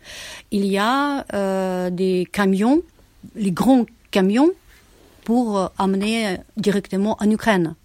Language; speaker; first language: French; non-native, learner; Ukrainian